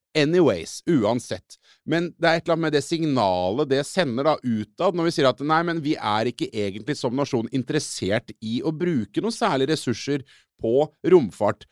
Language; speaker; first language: Norwegian; native; Norwegian